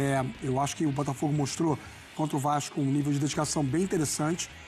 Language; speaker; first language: Portuguese; native; Portuguese